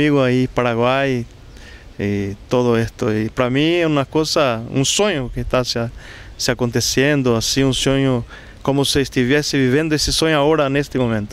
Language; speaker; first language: Spanish; non-native, learner; Portuguese